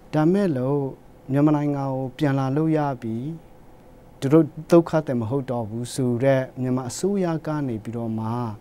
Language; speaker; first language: Burmese; non-native, local second language; Hakha Chin